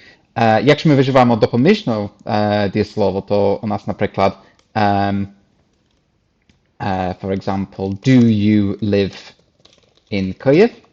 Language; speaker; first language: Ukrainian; non-native, fluent; English